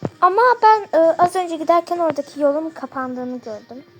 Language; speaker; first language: Turkish; native; Turkish